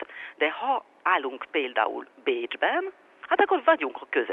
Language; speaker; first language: Hungarian; non-native, fluent; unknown